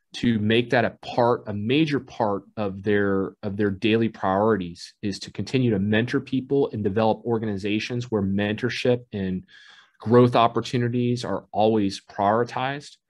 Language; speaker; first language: English; native; English